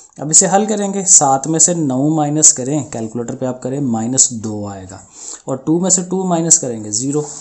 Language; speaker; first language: Urdu; non-native, local second language; Punjabi